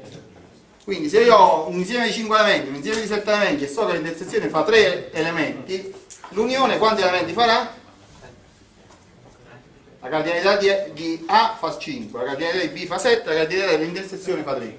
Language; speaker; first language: Italian; native; Italian